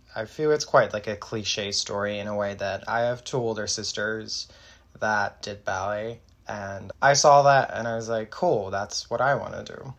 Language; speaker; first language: English; non-native, fluent; Dutch